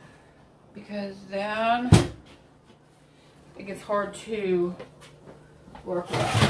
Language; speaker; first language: English; native; English